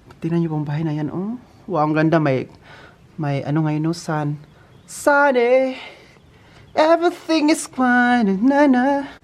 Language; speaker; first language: Filipino; non-native, local second language; Cebuano